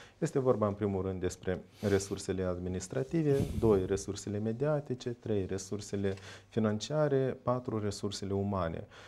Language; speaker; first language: Romanian; native; Romanian